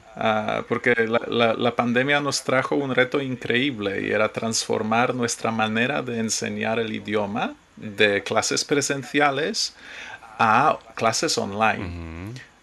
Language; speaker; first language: Spanish; non-native, fluent; Polish